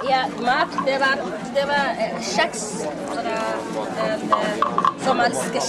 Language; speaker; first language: Norwegian; non-native, learner; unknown